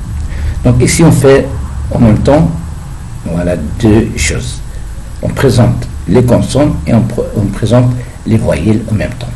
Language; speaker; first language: French; non-native, fluent; Arabic